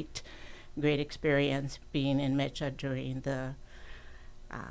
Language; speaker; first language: English; native; English